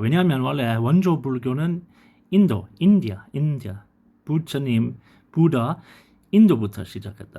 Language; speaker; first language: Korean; non-native, learner; English